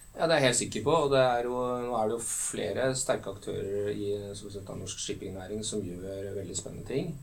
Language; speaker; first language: Norwegian; native; Norwegian